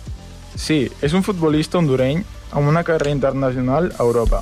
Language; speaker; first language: Catalan; non-native, learner; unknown